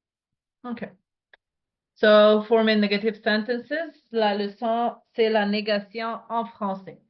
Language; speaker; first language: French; non-native, fluent; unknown